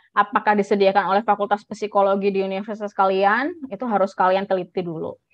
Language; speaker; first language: Indonesian; native; Indonesian